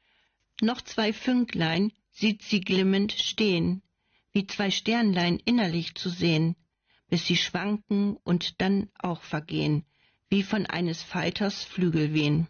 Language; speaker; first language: German; native; German